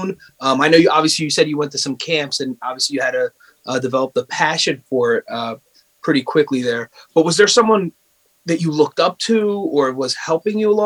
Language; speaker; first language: English; native; English